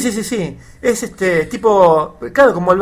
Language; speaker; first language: Spanish; native; Spanish